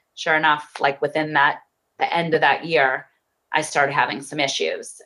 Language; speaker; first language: English; native; English